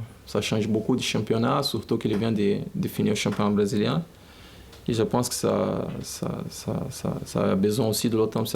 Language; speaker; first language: French; non-native, learner; Portuguese